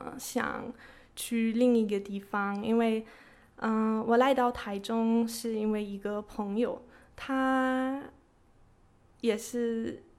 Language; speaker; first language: Chinese; non-native, fluent; German